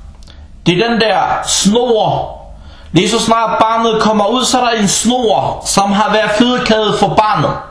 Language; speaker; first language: Danish; non-native, fluent; Arabic